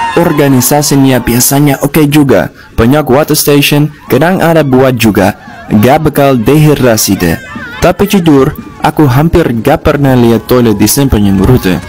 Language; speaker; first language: Indonesian; non-native, fluent; Dutch